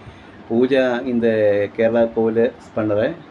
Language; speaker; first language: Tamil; non-native, learner; Malayalam